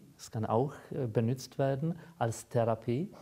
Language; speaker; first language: German; non-native, fluent; Czech